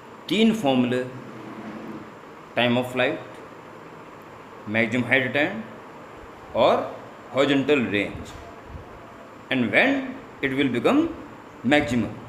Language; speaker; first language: Hindi; native; Hindi